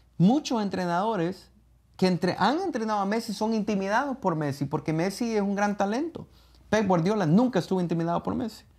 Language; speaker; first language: Spanish; native; Spanish